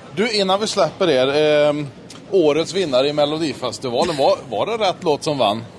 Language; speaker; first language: Swedish; native; Swedish